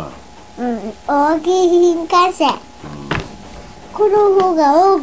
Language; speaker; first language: Japanese; native; Japanese